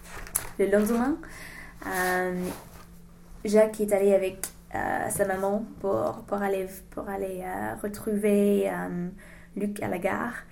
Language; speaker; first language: French; non-native, learner; English